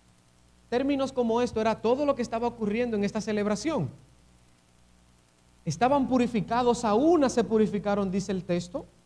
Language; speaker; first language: Spanish; native; Spanish